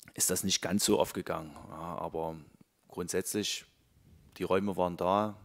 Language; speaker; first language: German; native; German